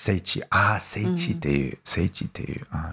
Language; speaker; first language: Japanese; non-native, fluent; English